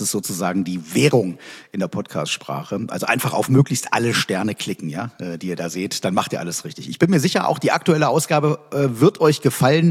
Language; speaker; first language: German; native; German